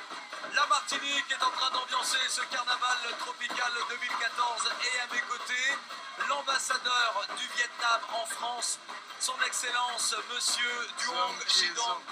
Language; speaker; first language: French; native; French